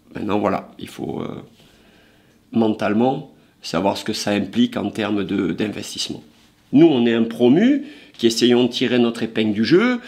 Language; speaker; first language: French; native; French